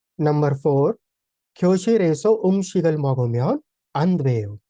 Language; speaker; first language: Korean; non-native, fluent; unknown